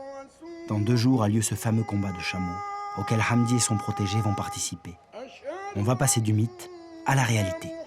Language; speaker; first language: French; native; French